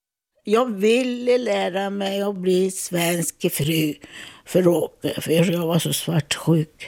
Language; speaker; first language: Swedish; non-native, fluent; Italian